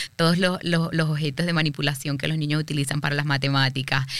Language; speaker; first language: Spanish; native; Spanish